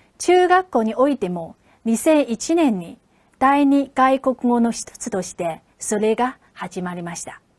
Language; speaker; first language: Japanese; non-native, fluent; Chinese